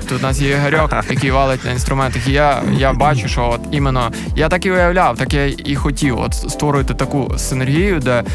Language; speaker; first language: Ukrainian; native; Ukrainian